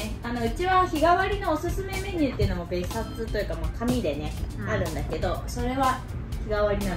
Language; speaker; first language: Japanese; native; Japanese